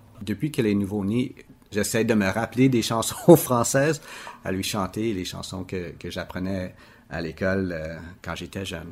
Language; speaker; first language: French; native; French